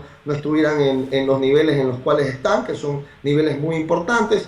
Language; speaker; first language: Spanish; native; Spanish